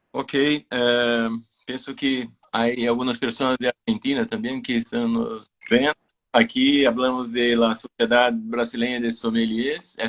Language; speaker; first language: Spanish; non-native, fluent; Portuguese